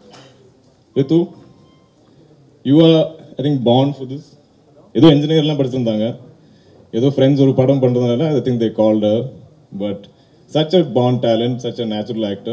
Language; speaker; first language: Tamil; non-native, fluent; Malayalam